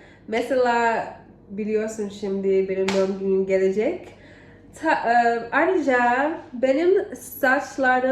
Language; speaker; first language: Turkish; non-native, learner; English